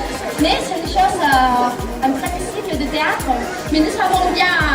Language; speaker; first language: French; non-native, fluent; Spanish